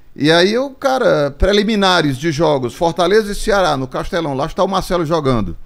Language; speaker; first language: Portuguese; native; Portuguese